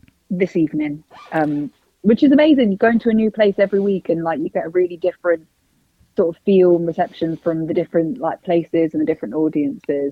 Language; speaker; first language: English; native; English